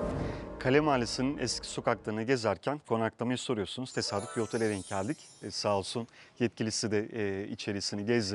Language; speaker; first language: Turkish; native; Turkish